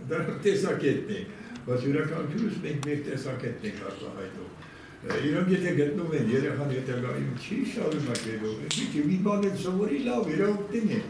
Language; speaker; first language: Armenian; non-native, local second language; Kurdish